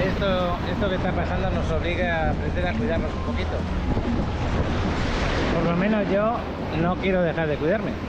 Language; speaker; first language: Spanish; native; Spanish